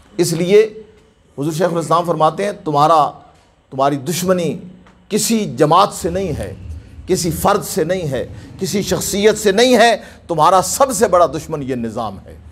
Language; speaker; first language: Urdu; non-native, local second language; Punjabi